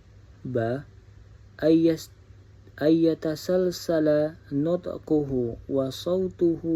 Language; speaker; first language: Arabic; non-native, learner; Indonesian